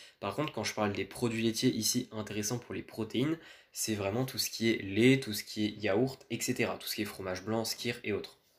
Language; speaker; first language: French; native; French